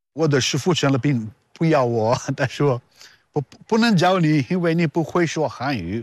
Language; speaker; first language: Chinese; non-native, learner; Italian